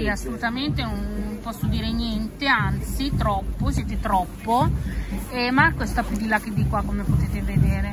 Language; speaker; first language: Italian; native; Italian